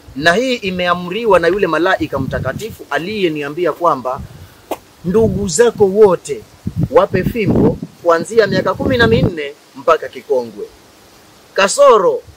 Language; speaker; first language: Swahili; native; Swahili